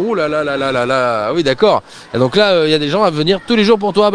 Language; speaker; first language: French; native; French